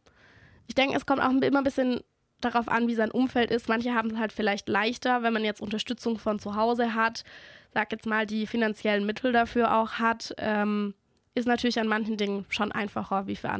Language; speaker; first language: German; native; German